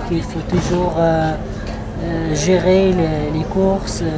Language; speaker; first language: French; non-native, learner; Arabic